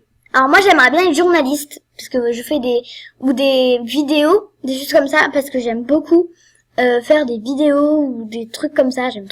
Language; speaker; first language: French; native; French